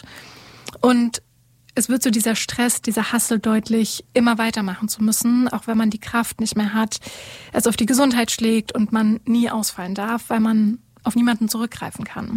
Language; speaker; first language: German; native; German